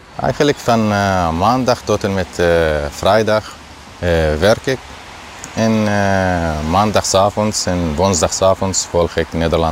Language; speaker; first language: Dutch; non-native, learner; Arabic